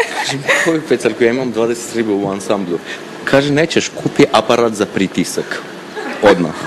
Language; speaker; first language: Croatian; non-native, fluent; Armenian